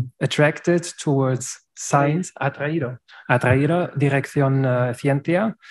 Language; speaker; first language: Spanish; non-native, learner; German